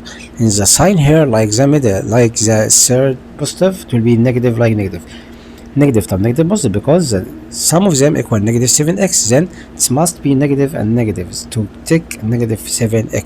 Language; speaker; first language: English; non-native, local second language; Arabic